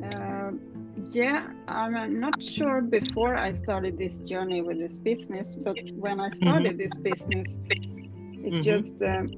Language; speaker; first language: English; non-native, fluent; Swedish